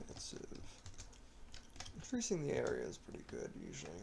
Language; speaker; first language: English; native; English